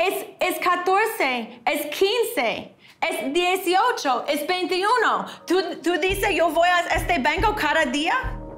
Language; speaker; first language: Spanish; non-native, learner; English